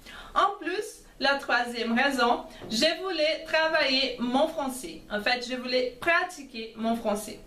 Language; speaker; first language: French; non-native, fluent; Portuguese